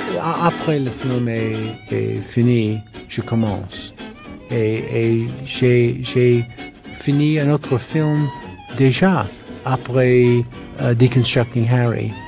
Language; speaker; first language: French; non-native, learner; English